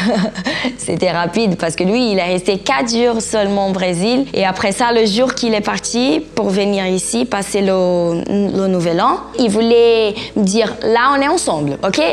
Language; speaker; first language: French; non-native, fluent; Portuguese